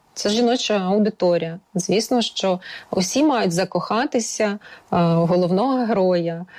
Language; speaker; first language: Ukrainian; native; Ukrainian